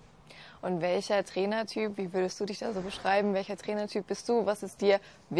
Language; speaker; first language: German; native; German